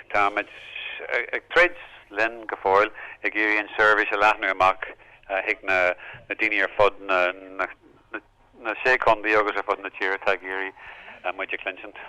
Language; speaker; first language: Irish; native; Irish